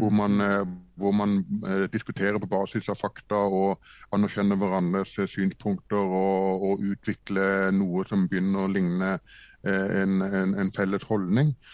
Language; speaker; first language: Norwegian; native; Norwegian